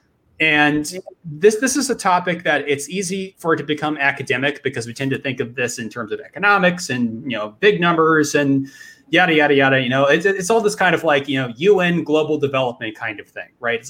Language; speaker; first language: English; native; English